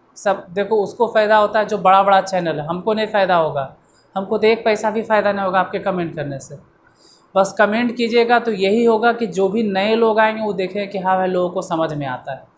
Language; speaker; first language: Hindi; native; Hindi